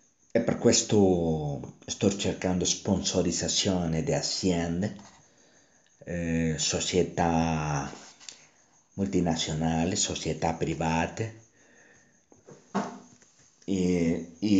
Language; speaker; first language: Italian; non-native, learner; Spanish